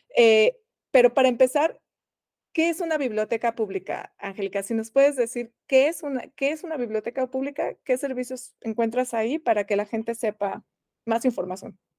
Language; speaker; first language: Spanish; native; Spanish